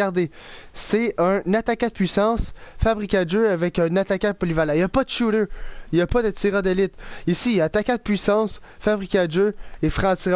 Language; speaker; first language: French; native; French